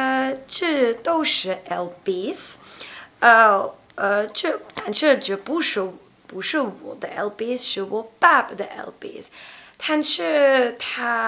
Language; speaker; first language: Chinese; non-native, learner; Dutch